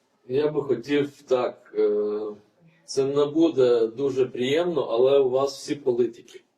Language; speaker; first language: Ukrainian; non-native, fluent; Lithuanian